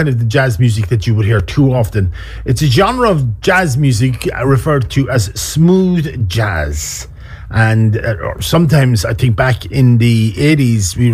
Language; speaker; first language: English; native; English